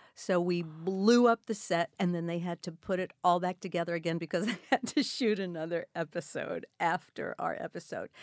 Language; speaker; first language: English; native; English